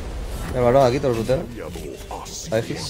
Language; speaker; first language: Spanish; native; Spanish